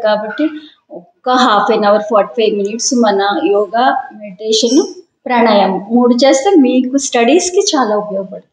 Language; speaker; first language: Telugu; native; Telugu